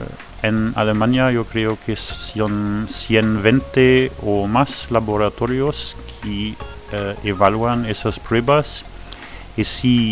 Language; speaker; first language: Spanish; non-native, fluent; French